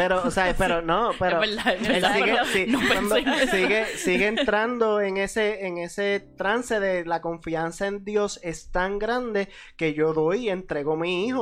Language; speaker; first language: Spanish; native; Spanish